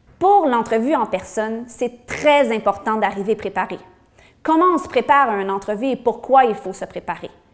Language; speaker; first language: French; native; French